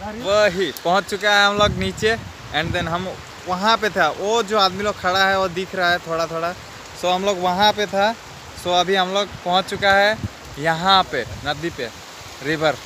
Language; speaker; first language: Hindi; non-native, local second language; Bangla